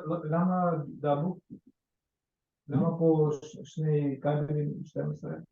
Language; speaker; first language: Hebrew; non-native, learner; Russian